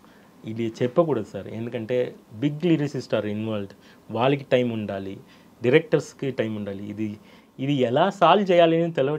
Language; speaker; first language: Telugu; non-native, fluent; Tamil